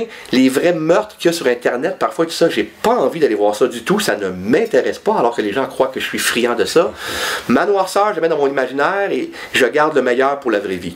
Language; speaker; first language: French; native; French